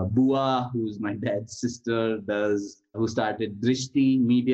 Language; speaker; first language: English; non-native, local second language; Gujarati